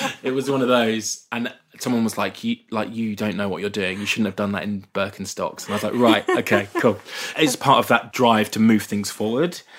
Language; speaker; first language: English; native; English